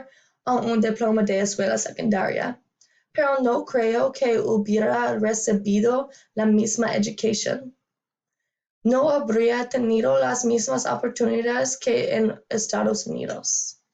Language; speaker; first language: Spanish; non-native, learner; English